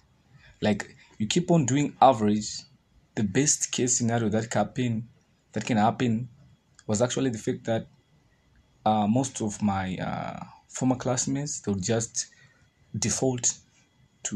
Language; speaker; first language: English; non-native, local second language; Shona